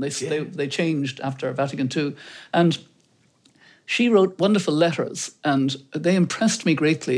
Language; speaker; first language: English; native; English